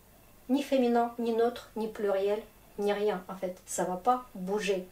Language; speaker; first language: French; non-native, fluent; Russian